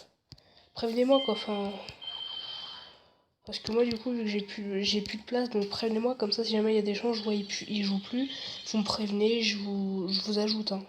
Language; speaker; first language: French; native; French